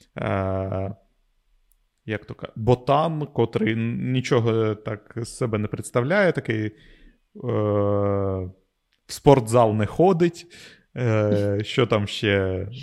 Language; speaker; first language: Ukrainian; non-native, local second language; Russian